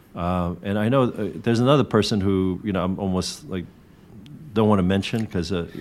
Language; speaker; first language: English; early bilingual, other home language; Korean